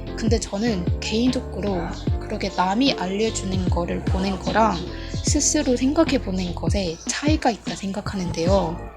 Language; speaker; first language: Korean; non-native, fluent; Burmese